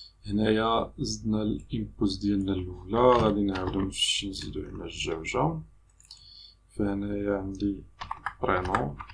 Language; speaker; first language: Arabic; native; Arabic